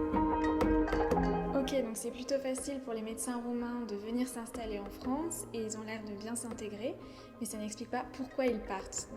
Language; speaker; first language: French; native; French